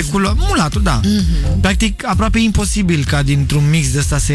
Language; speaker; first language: Romanian; native; Romanian